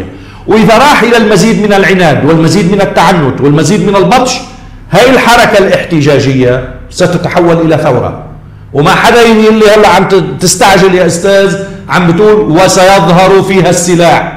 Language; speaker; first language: Arabic; native; Arabic